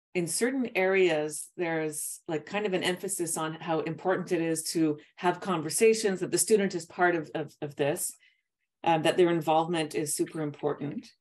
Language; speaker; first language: English; native; English